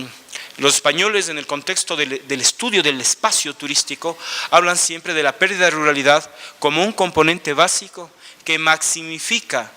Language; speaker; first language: Spanish; native; Spanish